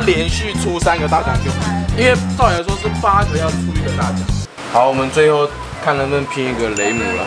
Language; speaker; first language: Chinese; native; Chinese